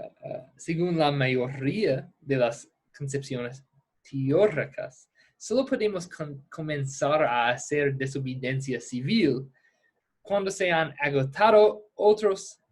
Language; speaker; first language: Spanish; non-native, fluent; English